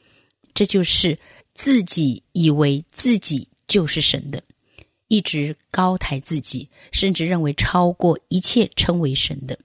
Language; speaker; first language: Chinese; native; Chinese